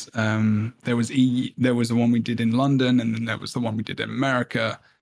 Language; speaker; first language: English; native; English